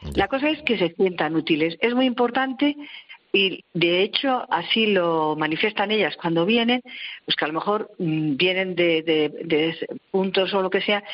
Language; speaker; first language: Spanish; native; Spanish